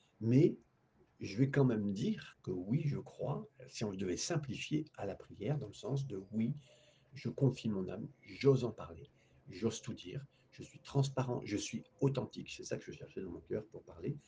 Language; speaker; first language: French; native; French